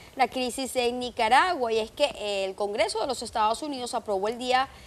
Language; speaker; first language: Spanish; native; Spanish